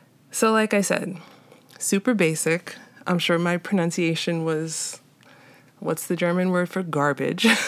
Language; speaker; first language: English; native; English